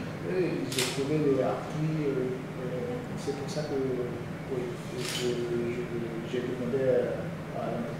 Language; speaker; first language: French; non-native, learner; Japanese